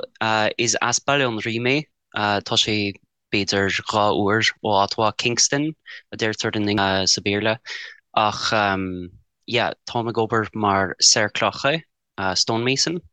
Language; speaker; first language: Irish; non-native, fluent; English